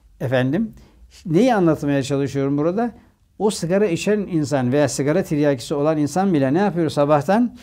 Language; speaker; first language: Turkish; native; Turkish